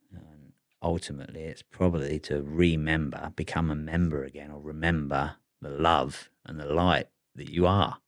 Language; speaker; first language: English; native; English